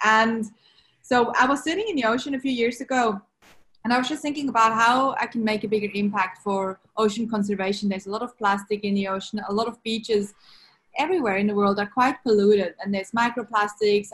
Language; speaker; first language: English; non-native, fluent; Swiss German